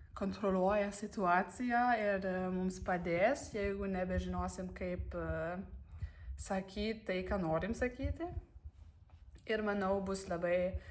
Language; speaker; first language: Lithuanian; non-native, learner; German